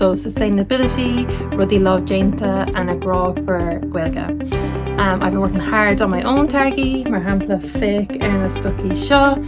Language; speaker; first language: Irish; non-native, local second language; English